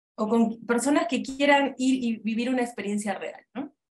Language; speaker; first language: Spanish; native; Spanish